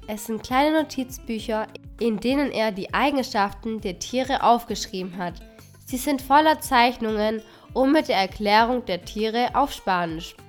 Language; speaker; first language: German; non-native, fluent; Spanish